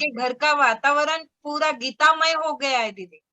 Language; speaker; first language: Hindi; native; Hindi